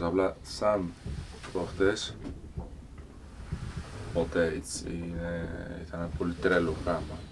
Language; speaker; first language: Greek; non-native, fluent; Turkish